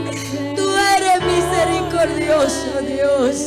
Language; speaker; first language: Spanish; native; Spanish